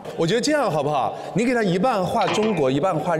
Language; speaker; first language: Chinese; native; Chinese